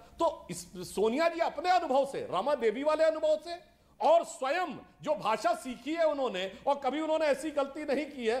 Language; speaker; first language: Hindi; native; Hindi